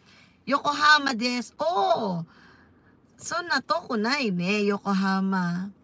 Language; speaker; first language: Japanese; non-native, fluent; Filipino